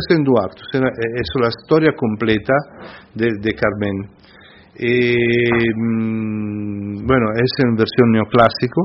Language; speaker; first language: Spanish; non-native, fluent; Italian